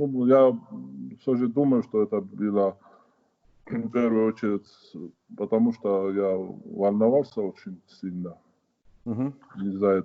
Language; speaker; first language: Russian; non-native, fluent; Georgian